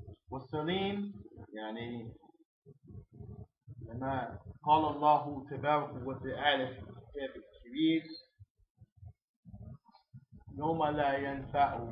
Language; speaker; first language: Arabic; non-native, fluent; English